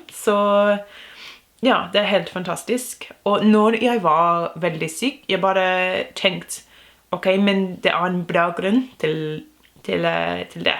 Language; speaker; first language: Norwegian; non-native, learner; English